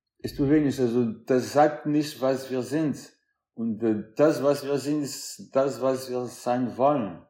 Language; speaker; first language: German; non-native, fluent; French